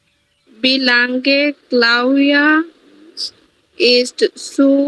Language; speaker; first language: German; non-native, learner; Bangla